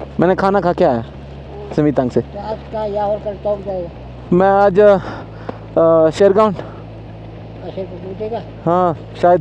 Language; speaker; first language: Hindi; non-native, local second language; Malayalam